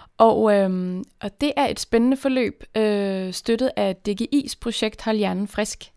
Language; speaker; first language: Danish; native; Danish